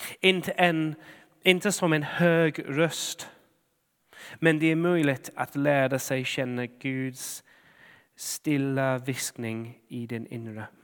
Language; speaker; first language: Swedish; non-native, fluent; English